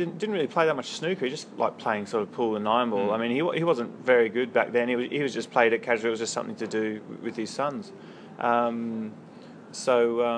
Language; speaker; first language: English; native; English